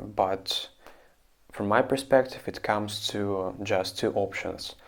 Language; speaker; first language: English; non-native, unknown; Russian